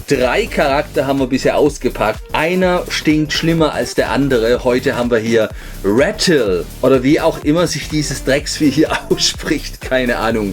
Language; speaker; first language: German; native; German